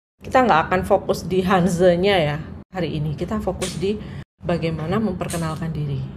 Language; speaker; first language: Indonesian; non-native, local second language; Javanese